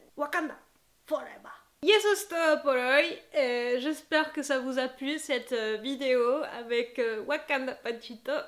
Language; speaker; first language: French; non-native, fluent; Spanish